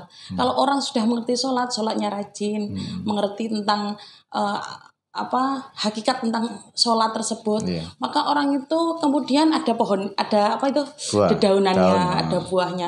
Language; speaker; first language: Indonesian; non-native, local second language; Javanese